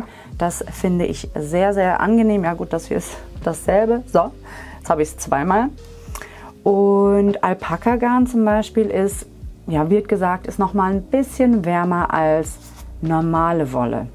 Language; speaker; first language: German; native; German